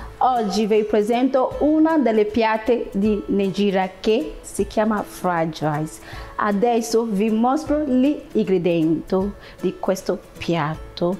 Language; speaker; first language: Italian; non-native, learner; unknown